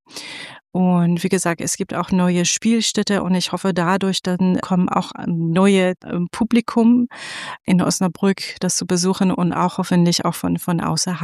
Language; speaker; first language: German; non-native, fluent; Persian